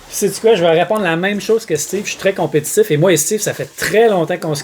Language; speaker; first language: French; native; French